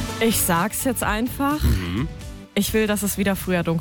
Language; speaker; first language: German; native; German